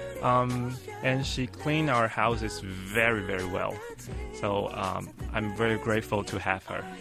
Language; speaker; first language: English; non-native, fluent; Chinese